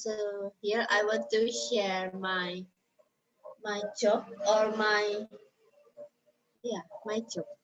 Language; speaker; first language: English; non-native, learner; Indonesian